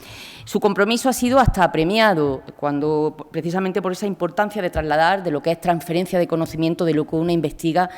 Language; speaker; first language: Spanish; native; Spanish